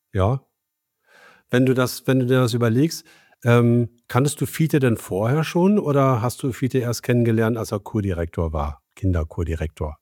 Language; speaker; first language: German; native; German